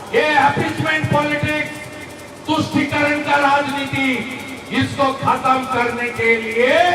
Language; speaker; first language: Hindi; non-native, local second language; Bangla